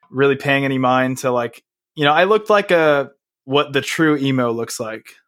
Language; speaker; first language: English; native; English